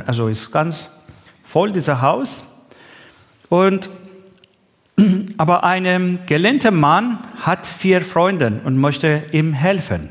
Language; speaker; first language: German; non-native, learner; Persian